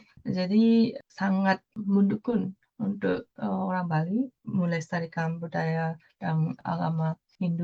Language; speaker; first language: Indonesian; non-native, fluent; Japanese